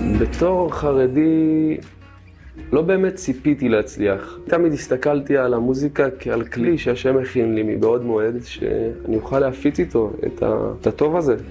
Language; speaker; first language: Hebrew; early bilingual, other home language; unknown